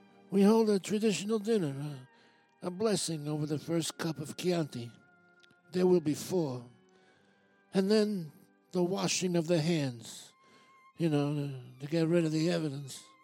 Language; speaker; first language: English; native; English